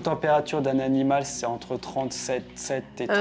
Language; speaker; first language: French; native; French